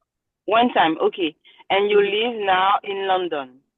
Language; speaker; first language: English; non-native, learner; French